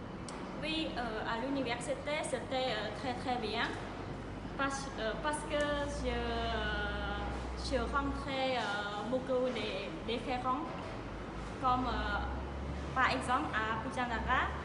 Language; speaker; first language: French; non-native, learner; Khmer